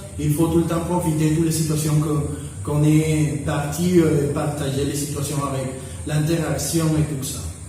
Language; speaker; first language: French; non-native, learner; Spanish